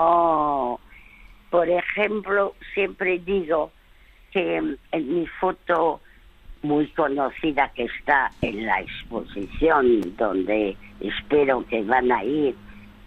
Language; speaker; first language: Spanish; early bilingual, other home language; French